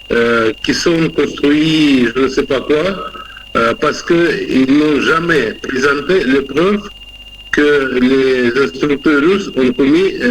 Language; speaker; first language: French; non-native, fluent; Russian